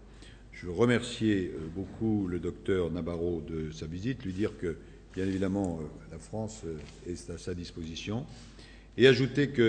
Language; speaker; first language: French; native; French